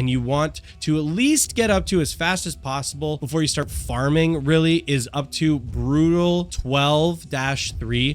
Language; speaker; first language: English; native; English